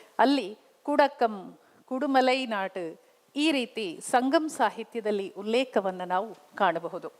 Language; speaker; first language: Kannada; non-native, local second language; Kodava